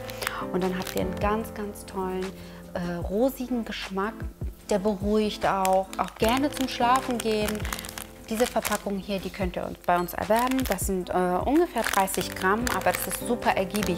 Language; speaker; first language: German; native; German